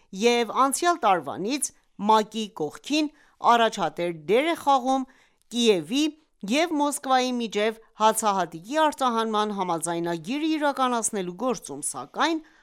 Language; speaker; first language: Armenian; early bilingual, heritage; Armenian